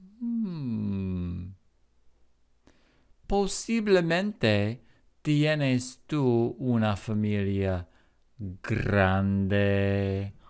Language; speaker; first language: Spanish; non-native, fluent; English